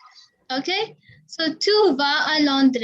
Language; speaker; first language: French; non-native, learner; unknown